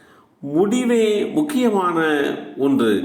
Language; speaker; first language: Tamil; native; Tamil